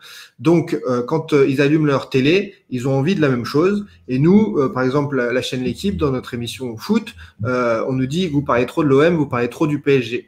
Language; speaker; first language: French; native; French